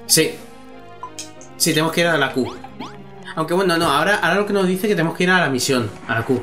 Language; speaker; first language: Spanish; native; Spanish